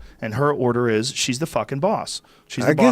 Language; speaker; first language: English; native; English